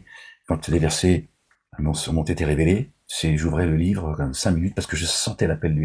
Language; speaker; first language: French; native; French